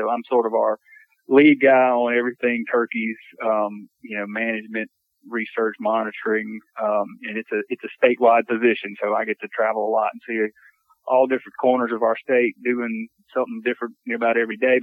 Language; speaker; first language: English; native; English